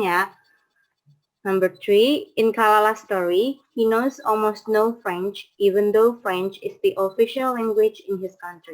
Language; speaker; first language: English; non-native, learner; Indonesian